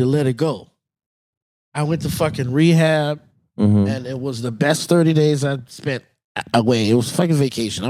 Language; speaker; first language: English; native; English